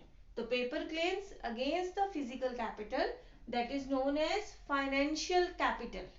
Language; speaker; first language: Hindi; native; Hindi